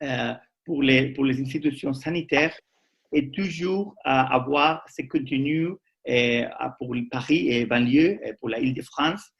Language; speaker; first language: French; non-native, learner; Spanish